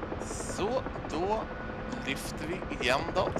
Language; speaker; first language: Swedish; native; Swedish